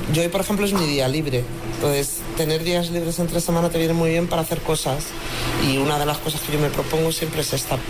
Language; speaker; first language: Spanish; native; Spanish